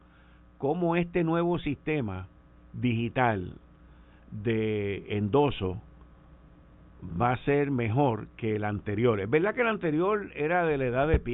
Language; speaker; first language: Spanish; native; Spanish